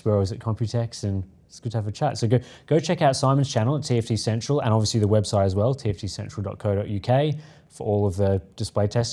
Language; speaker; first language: English; native; English